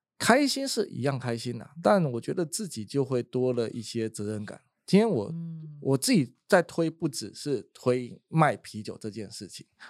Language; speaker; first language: Chinese; native; Chinese